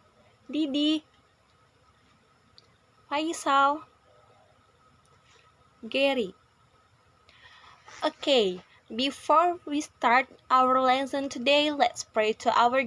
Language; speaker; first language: English; non-native, learner; Indonesian